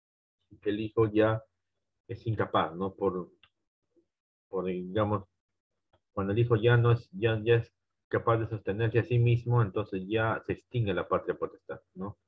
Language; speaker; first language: Spanish; native; Spanish